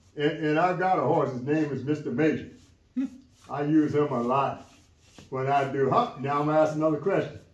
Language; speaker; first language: English; native; English